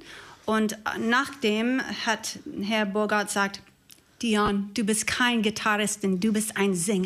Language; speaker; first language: German; non-native, learner; English